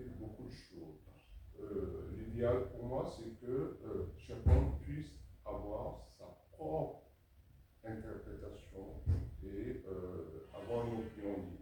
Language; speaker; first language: French; native; French